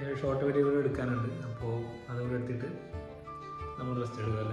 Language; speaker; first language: Malayalam; native; Malayalam